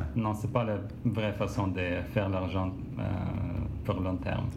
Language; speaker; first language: French; non-native, learner; Russian